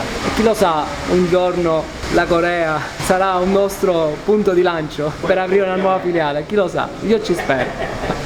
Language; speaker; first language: Italian; native; Italian